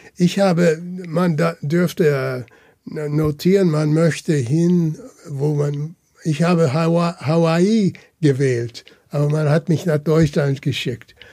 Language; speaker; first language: German; early bilingual, heritage; German